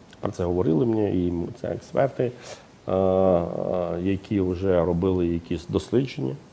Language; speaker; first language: Ukrainian; non-native, fluent; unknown